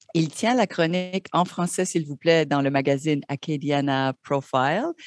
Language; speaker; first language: French; native; French